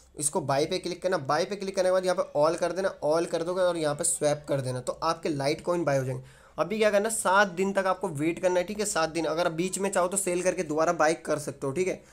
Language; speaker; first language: Hindi; native; Hindi